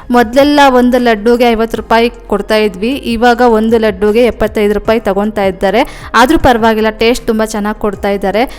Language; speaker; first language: Kannada; non-native, local second language; Telugu